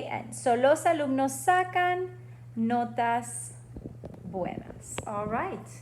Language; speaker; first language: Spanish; non-native, fluent; English